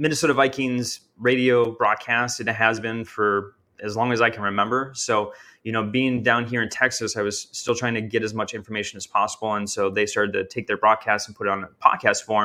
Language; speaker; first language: English; native; English